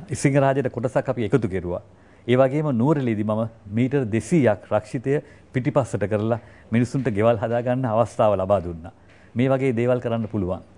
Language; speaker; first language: Sinhala; non-native, local second language; Tamil